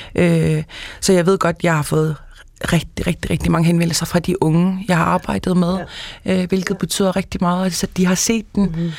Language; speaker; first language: Danish; non-native, local second language; Kalaallisut